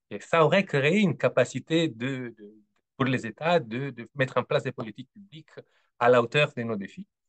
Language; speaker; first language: French; non-native, fluent; Italian